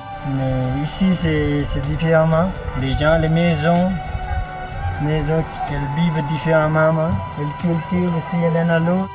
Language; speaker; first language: French; non-native, learner; Nepali